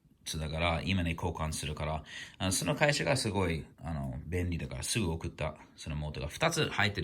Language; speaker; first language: Japanese; non-native, learner; English